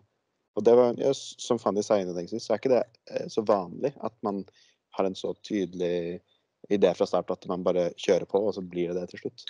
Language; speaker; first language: Norwegian; native; Norwegian